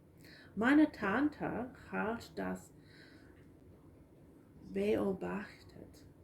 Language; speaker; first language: German; non-native, learner; English